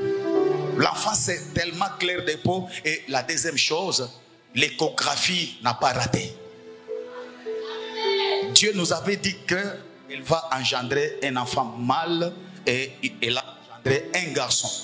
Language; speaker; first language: French; non-native, local second language; Lingala